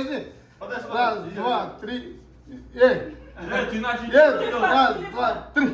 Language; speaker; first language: Russian; non-native, local second language; Kyrgyz